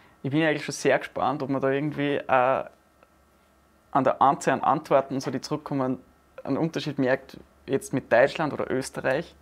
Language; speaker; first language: German; native; German